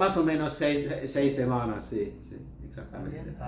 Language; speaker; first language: Spanish; non-native, learner; German